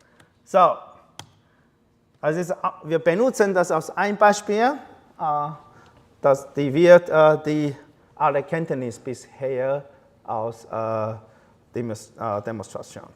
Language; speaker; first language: German; non-native, learner; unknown